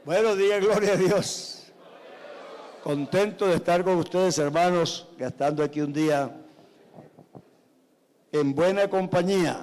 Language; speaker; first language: Spanish; native; Spanish